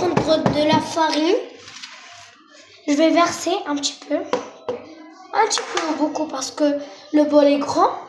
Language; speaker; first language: French; non-native, local second language; Arabic